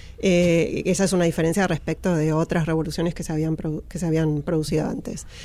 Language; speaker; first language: Spanish; native; Spanish